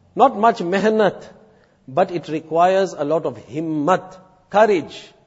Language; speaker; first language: English; native; English